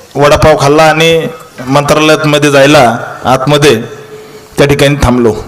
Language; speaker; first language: Marathi; native; Marathi